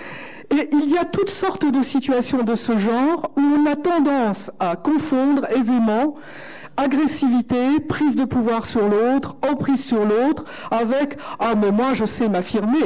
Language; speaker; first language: French; native; French